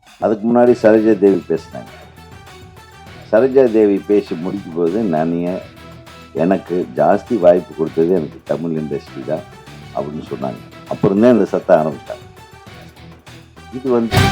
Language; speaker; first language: Tamil; non-native, fluent; Kannada